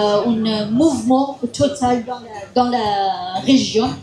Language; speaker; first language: French; non-native, fluent; Kurdish